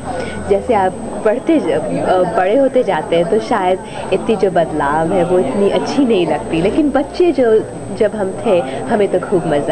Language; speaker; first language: Hindi; native; Hindi